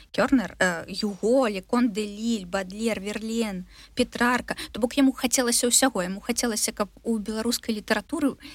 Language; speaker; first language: Belarusian; non-native, local second language; Russian